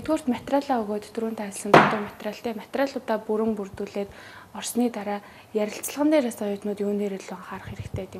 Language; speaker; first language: Mongolian; native; Mongolian